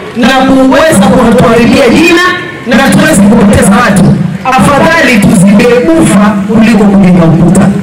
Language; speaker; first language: Swahili; native; Swahili